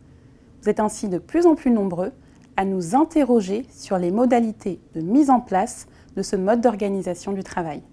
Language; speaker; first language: French; native; French